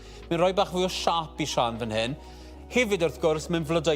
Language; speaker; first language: Welsh; native; Welsh